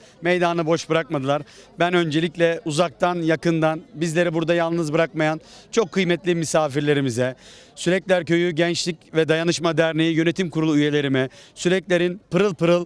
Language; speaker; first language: Turkish; native; Turkish